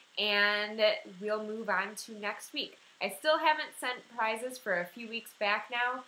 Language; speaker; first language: English; native; English